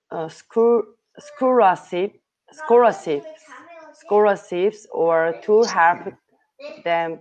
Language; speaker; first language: English; non-native, learner; Korean